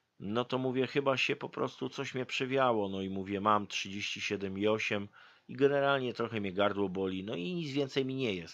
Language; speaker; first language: Polish; native; Polish